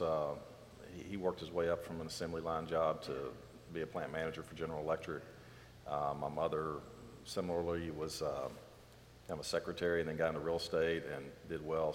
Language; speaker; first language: English; native; English